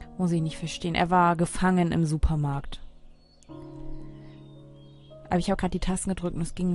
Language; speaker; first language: German; native; German